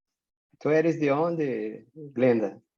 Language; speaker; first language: Spanish; non-native, learner; Portuguese